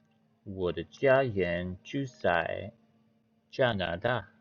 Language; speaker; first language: Chinese; non-native, learner; English